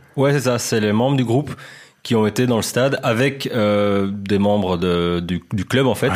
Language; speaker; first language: French; native; French